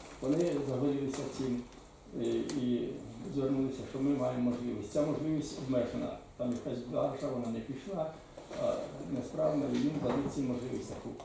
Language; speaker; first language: Ukrainian; native; Ukrainian